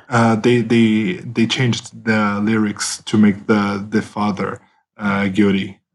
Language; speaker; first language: English; non-native, fluent; Portuguese